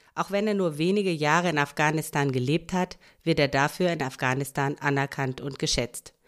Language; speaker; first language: German; native; German